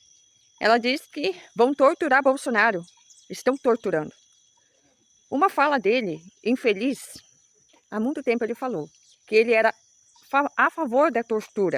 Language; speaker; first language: Portuguese; native; Portuguese